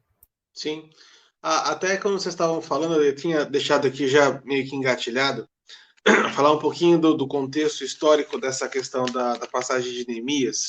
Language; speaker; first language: Portuguese; native; Portuguese